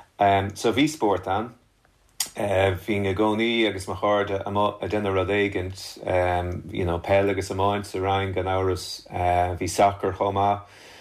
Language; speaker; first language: Irish; native; Irish